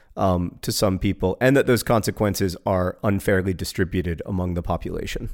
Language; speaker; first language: English; native; English